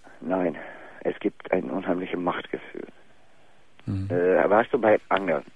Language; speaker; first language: German; non-native, fluent; Bosnian